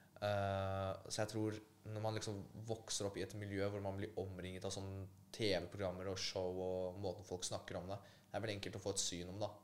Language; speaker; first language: Norwegian; early bilingual, other home language; Polish